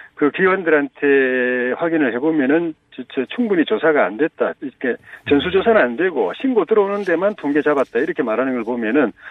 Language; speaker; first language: Korean; native; Korean